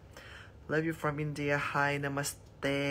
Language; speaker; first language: English; non-native, learner; Thai